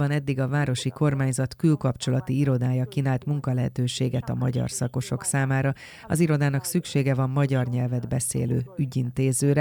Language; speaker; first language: Hungarian; non-native, fluent; Chinese